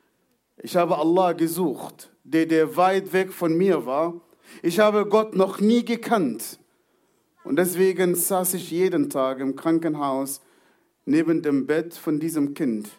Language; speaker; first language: German; non-native, fluent; Arabic